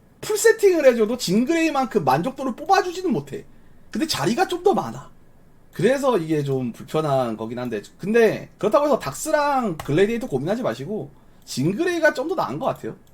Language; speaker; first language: Korean; native; Korean